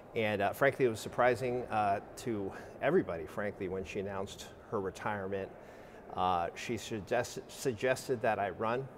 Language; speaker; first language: English; native; English